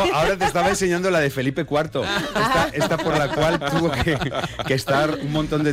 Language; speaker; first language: Spanish; native; Spanish